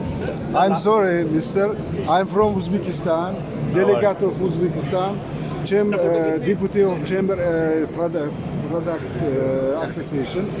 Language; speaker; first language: English; non-native, learner; Uzbek